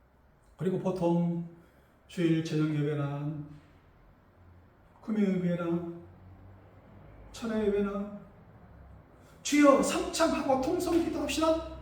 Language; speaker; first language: Korean; native; Korean